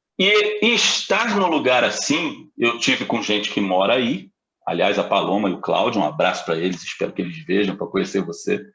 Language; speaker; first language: Portuguese; native; Portuguese